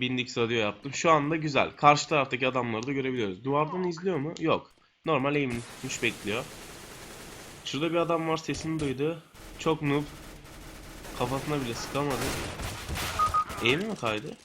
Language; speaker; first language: Turkish; native; Turkish